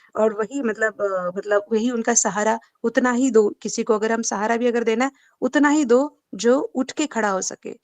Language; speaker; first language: Hindi; non-native, local second language; Marathi